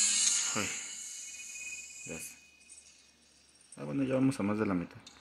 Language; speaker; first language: Spanish; native; Spanish